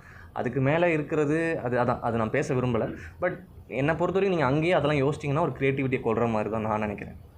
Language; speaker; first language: Tamil; native; Tamil